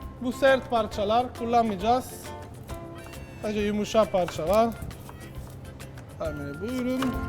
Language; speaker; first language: Turkish; non-native, fluent; Italian